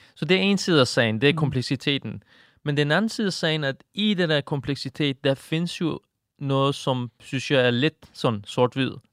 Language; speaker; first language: Danish; non-native, fluent; Persian